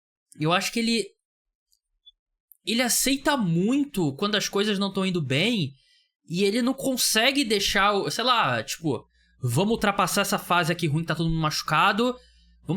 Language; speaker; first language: Portuguese; native; Portuguese